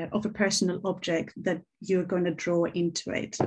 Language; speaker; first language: English; non-native, fluent; Greek